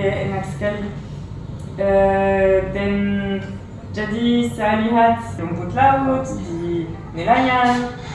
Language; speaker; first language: Indonesian; non-native, learner; French